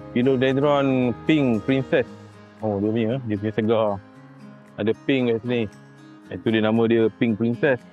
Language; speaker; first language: Malay; native; Malay